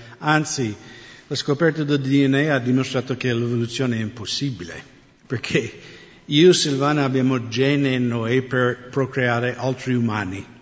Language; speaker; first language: Italian; non-native, fluent; English